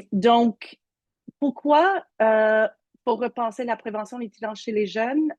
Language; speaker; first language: French; native; French